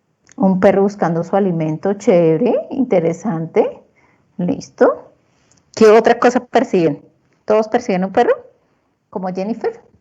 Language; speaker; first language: Spanish; native; Spanish